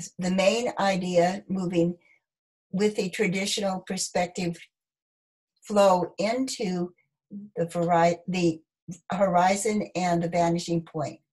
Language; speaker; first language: English; native; English